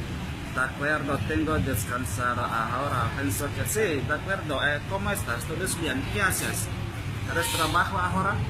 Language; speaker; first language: Spanish; non-native, learner; Indonesian